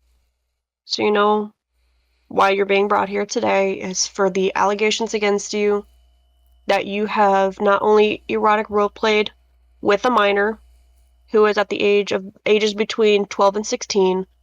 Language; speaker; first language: English; native; English